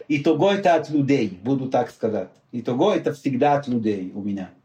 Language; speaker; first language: Russian; non-native, learner; Hebrew